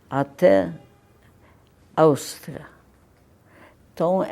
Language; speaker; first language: Portuguese; non-native, fluent; Polish